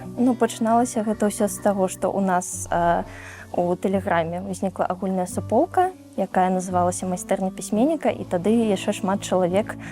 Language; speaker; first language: Belarusian; non-native, local second language; Russian